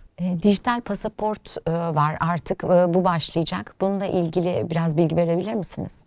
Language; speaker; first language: Turkish; native; Turkish